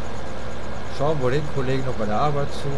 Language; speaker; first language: German; native; German